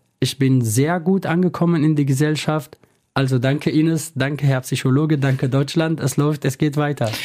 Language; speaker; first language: German; non-native, fluent; Kurdish